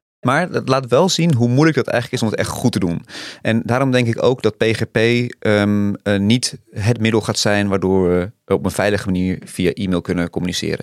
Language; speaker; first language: Dutch; native; Dutch